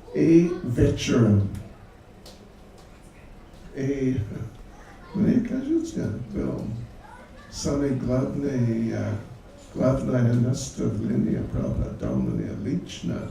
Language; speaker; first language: Russian; non-native, learner; English